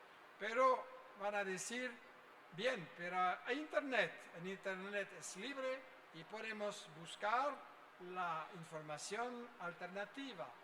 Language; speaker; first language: Spanish; non-native, fluent; French